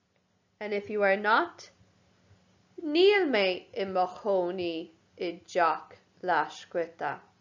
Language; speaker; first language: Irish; non-native, local second language; English